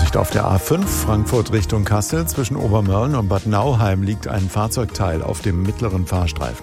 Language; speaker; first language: German; native; German